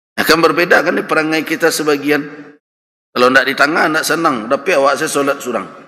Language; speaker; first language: Malay; non-native, local second language; Minangkabau